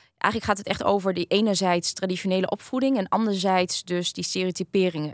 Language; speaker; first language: Dutch; early bilingual, other home language; Vietnamese